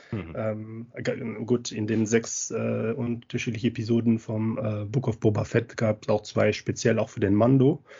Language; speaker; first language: German; non-native, fluent; French